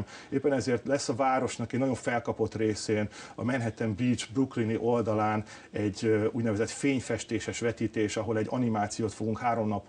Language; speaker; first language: Hungarian; native; Hungarian